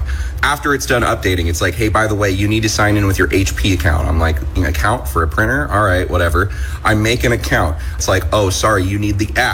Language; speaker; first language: English; native; English